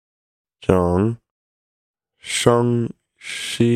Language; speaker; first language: Chinese; non-native, learner; English